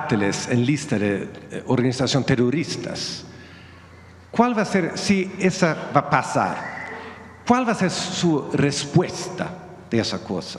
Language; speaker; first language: Spanish; non-native, fluent; Swedish